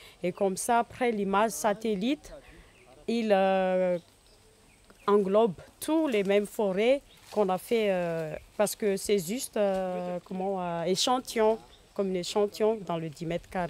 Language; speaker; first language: French; non-native, local second language; Malagasy